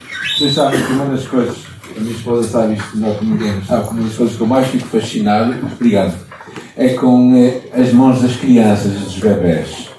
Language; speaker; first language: Portuguese; native; Portuguese